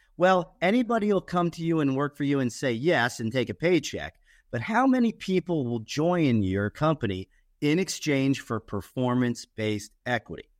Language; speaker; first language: English; native; English